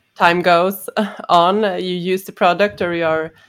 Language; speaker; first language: English; non-native, fluent; Swedish